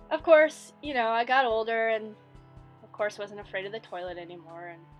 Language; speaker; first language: English; native; English